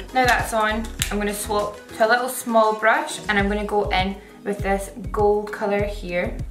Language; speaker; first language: English; native; English